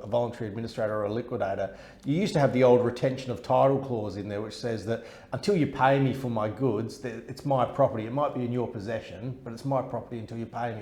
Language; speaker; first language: English; native; English